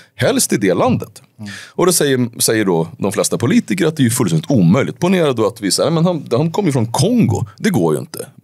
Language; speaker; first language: Swedish; native; Swedish